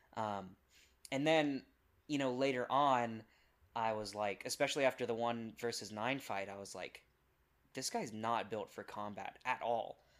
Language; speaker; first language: English; native; English